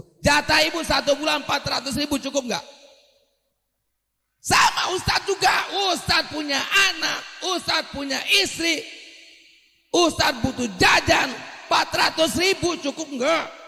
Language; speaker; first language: Indonesian; native; Indonesian